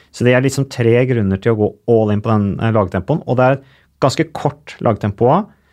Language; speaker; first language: Norwegian; native; Norwegian